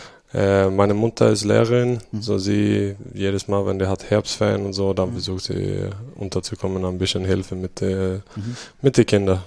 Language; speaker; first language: German; non-native, fluent; Swedish